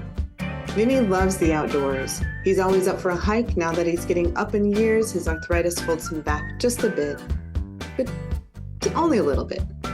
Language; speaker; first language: English; native; English